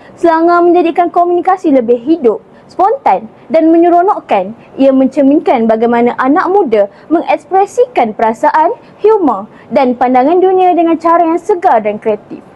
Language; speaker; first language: Malay; native; Malay